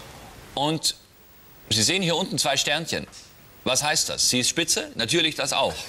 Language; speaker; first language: German; native; German